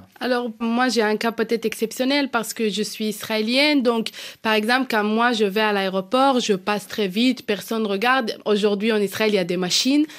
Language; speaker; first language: French; non-native, fluent; Hebrew